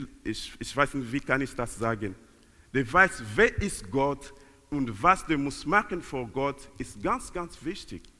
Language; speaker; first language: German; non-native, learner; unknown